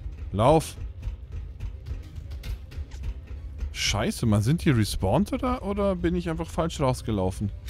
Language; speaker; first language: German; native; German